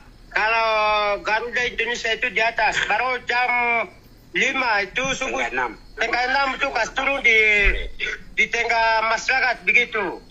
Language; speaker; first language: Indonesian; non-native, local second language; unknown